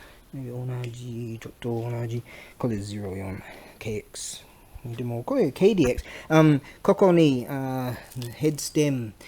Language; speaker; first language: Japanese; non-native, learner; English